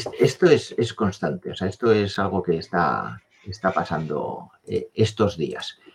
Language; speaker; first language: Spanish; native; Spanish